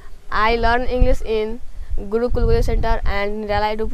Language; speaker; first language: English; non-native, learner; Hindi